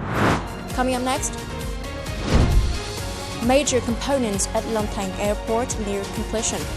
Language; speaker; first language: English; non-native, fluent; Vietnamese